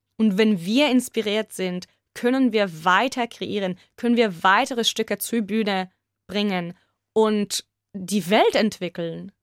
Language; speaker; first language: German; non-native, fluent; Hebrew